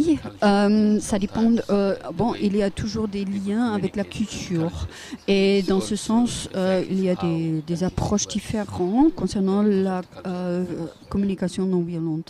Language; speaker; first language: French; non-native, fluent; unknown